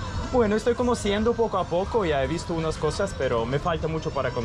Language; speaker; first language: Spanish; non-native, fluent; Russian